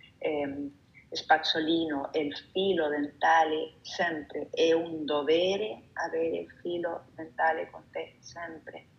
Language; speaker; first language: Italian; non-native, fluent; Spanish